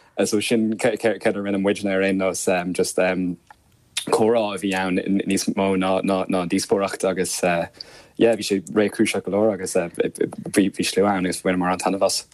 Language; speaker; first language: Irish; non-native, local second language; English